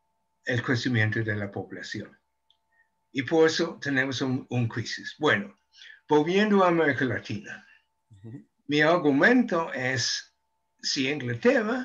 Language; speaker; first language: Spanish; non-native, fluent; English